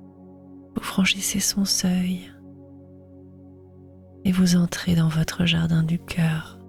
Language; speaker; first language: French; native; French